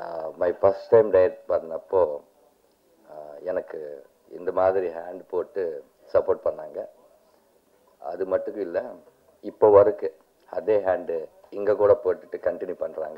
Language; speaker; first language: Tamil; non-native, learner; Telugu